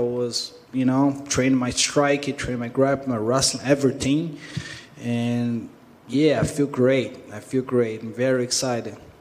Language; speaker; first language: English; non-native, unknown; Portuguese